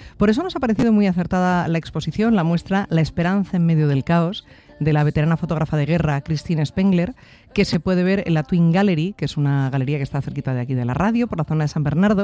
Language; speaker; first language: Spanish; native; Spanish